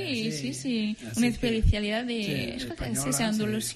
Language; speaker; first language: Spanish; non-native, learner; French